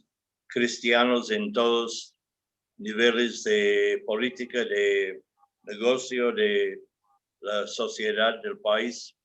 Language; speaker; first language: Spanish; non-native, fluent; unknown